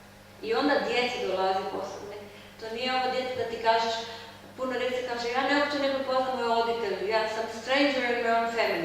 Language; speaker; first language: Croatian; non-native, learner; Hebrew